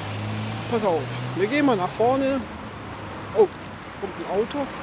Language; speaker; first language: German; native; German